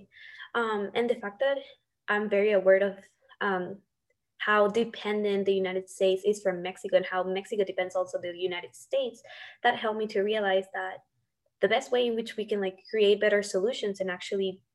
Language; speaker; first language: English; non-native, fluent; Spanish